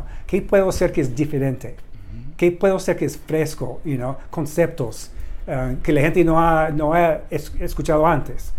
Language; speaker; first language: Spanish; non-native, learner; English